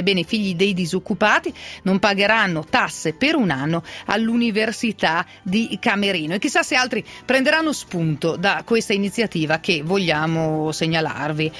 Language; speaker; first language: Italian; native; Italian